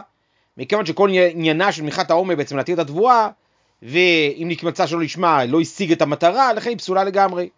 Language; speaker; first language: Hebrew; native; Hebrew